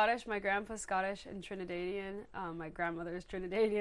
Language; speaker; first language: English; native; English